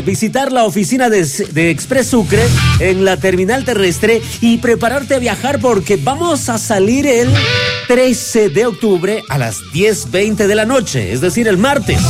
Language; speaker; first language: Spanish; native; Spanish